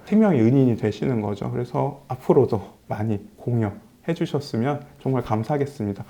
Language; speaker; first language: Korean; native; Korean